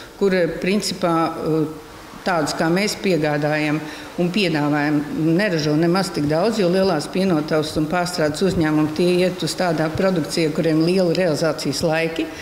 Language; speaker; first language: Latvian; native; Latvian